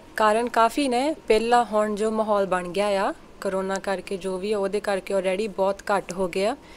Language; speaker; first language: Punjabi; early bilingual, heritage; Punjabi